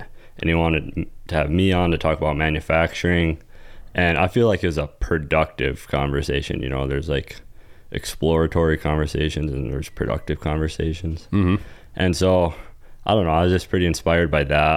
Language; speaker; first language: English; native; English